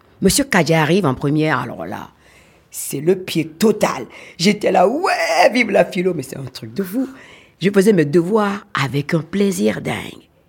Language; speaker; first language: French; non-native, local second language; Fon